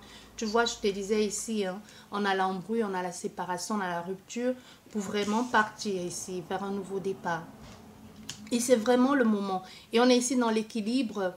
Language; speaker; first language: French; native; French